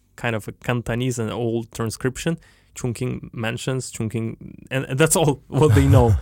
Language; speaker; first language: English; non-native, fluent; Russian